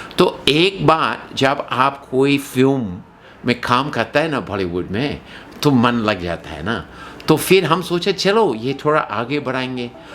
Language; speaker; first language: Hindi; non-native, fluent; English